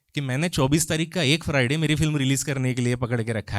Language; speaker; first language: Hindi; non-native, local second language; Marathi